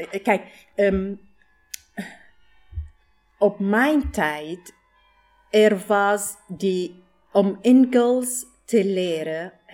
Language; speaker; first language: Dutch; non-native, learner; Arabic